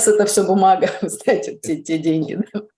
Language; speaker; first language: Russian; native; Russian